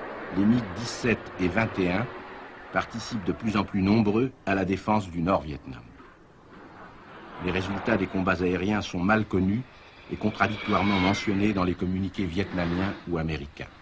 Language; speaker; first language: French; native; French